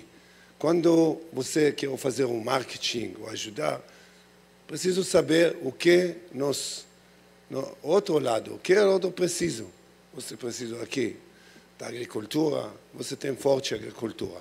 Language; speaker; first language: Portuguese; non-native, learner; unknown